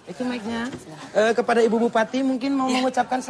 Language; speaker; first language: Indonesian; native; Indonesian